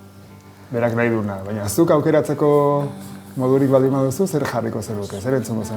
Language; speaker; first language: Basque; native; Basque